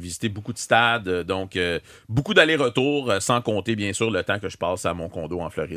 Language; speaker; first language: French; native; French